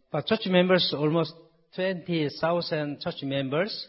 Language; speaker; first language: English; non-native, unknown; Korean